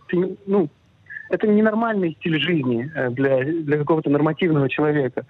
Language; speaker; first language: Russian; early bilingual, other home language; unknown